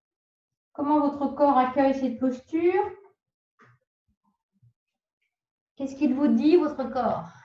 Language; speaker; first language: French; native; French